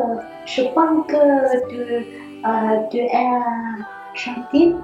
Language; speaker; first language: French; non-native, learner; Vietnamese